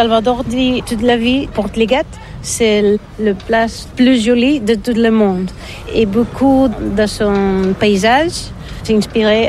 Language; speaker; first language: French; non-native, learner; Catalan